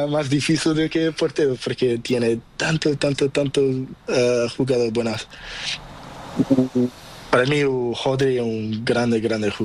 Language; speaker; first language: Spanish; non-native, learner; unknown